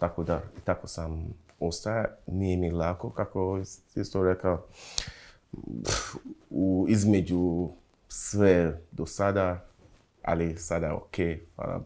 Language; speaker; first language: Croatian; non-native, learner; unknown